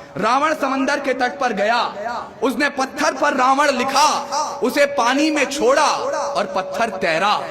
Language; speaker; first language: Hindi; native; Hindi